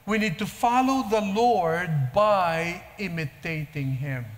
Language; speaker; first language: English; non-native, local second language; Filipino